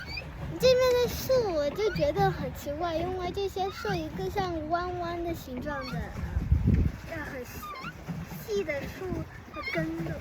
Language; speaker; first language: Chinese; early bilingual, heritage; Chinese